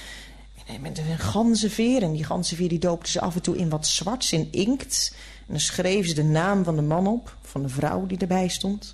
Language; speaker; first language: Dutch; native; Dutch